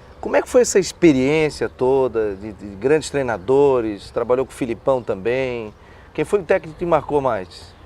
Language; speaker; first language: Portuguese; native; Portuguese